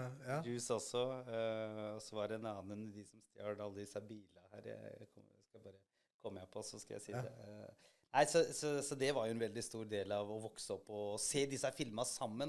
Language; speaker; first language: Norwegian; early bilingual, other home language; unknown